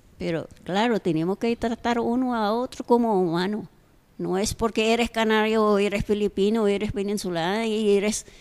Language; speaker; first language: Spanish; non-native, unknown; Filipino